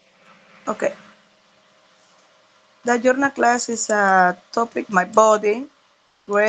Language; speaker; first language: English; non-native, learner; Spanish